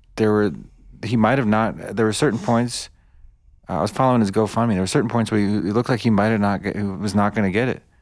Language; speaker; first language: English; early bilingual, other home language; Bosnian